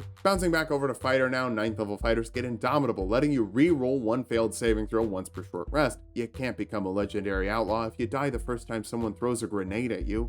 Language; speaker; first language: English; native; English